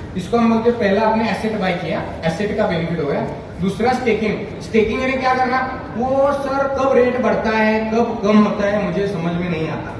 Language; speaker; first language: Hindi; non-native, local second language; Marathi